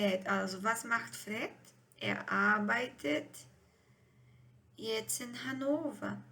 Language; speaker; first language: German; non-native, fluent; Portuguese